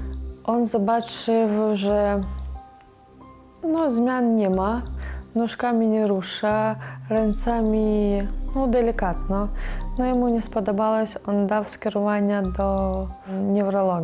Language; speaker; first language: Polish; non-native, learner; Ukrainian